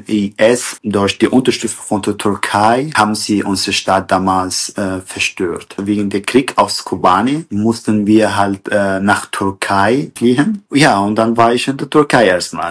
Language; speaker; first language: German; non-native, fluent; Kurdish